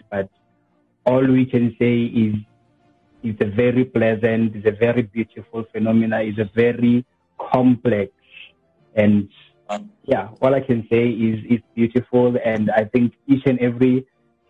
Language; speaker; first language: English; non-native, local second language; Southern Sotho